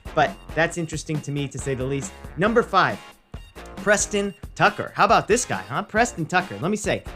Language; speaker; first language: English; native; English